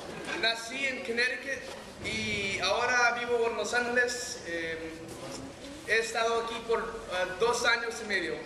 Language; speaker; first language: Spanish; early bilingual, heritage; Spanish